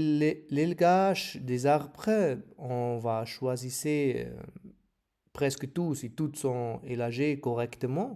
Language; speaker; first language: French; non-native, learner; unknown